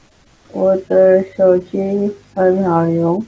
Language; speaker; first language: Chinese; non-native, learner; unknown